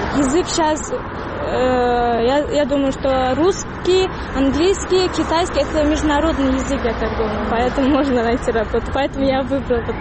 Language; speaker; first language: Russian; non-native, local second language; Tajik